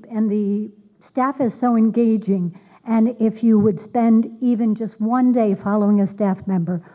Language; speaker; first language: English; native; English